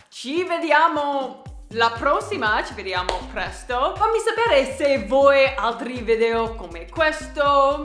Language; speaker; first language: Italian; non-native, learner; English